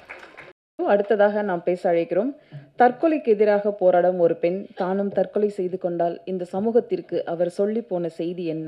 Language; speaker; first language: Tamil; native; Tamil